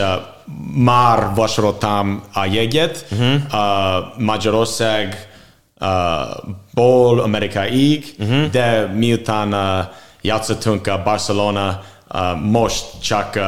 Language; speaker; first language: Hungarian; non-native, learner; English